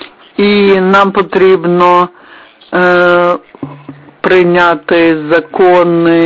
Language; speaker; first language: Ukrainian; non-native, fluent; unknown